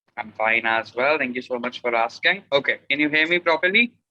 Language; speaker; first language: English; non-native, local second language; Hindi